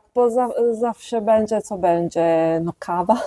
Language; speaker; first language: Polish; non-native, fluent; Italian